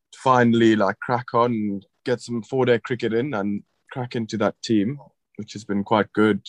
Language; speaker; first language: English; native; English